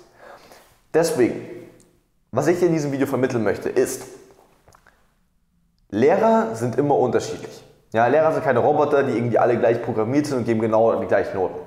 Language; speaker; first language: German; native; German